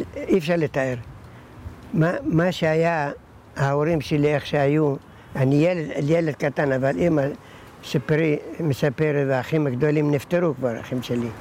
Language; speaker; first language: Hebrew; early bilingual, other home language; Arabic